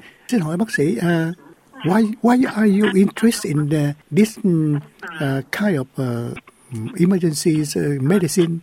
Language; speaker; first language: English; non-native, learner; Vietnamese